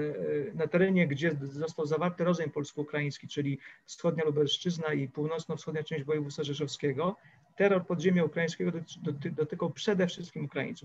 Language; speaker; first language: Polish; native; Polish